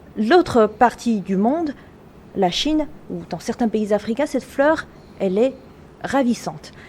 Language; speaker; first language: French; non-native, fluent; Chinese